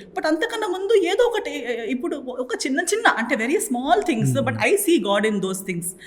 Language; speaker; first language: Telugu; non-native, fluent; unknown